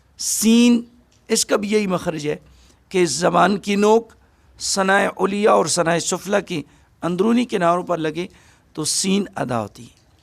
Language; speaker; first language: Urdu; non-native, local second language; Pashto